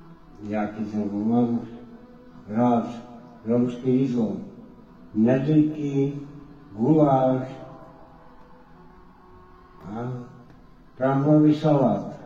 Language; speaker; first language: Czech; non-native, local second language; Romany